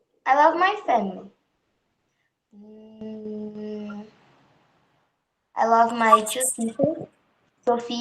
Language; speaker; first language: English; non-native, learner; Portuguese